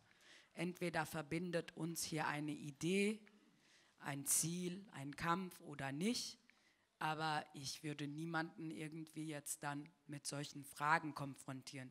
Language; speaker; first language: German; early bilingual, other home language; Turkish